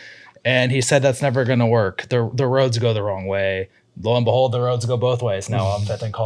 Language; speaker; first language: English; native; English